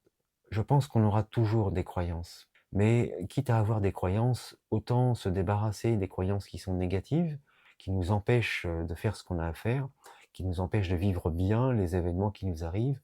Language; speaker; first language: French; native; French